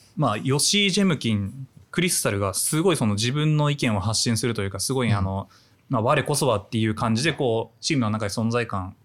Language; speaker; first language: Japanese; native; Japanese